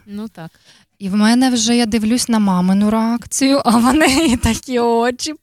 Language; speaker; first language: Ukrainian; native; Ukrainian